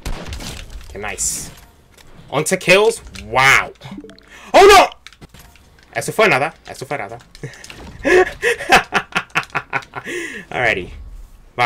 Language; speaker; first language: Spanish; early bilingual, heritage; Spanish